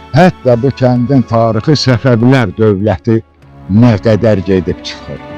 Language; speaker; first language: Azerbaijani; native; Azerbaijani